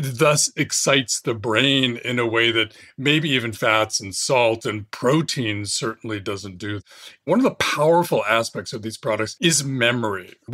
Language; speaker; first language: English; native; English